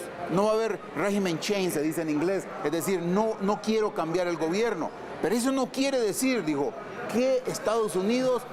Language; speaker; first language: Spanish; native; Spanish